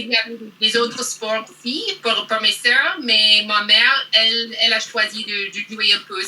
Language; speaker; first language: French; non-native, learner; English